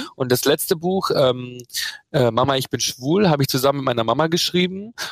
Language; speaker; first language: German; native; German